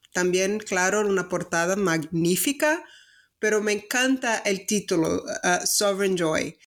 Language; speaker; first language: Spanish; non-native, fluent; Portuguese